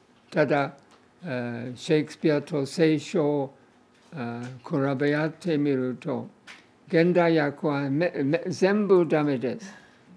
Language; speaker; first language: Japanese; non-native, fluent; English